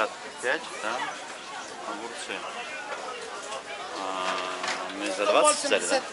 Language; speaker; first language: Russian; native; Russian